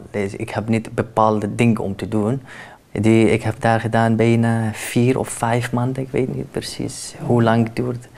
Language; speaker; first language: Dutch; non-native, learner; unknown